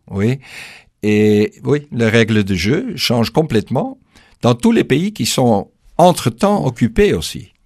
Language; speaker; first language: French; non-native, fluent; Dutch